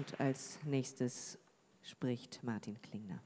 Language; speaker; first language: German; native; German